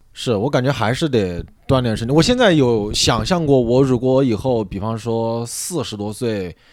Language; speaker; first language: Chinese; native; Chinese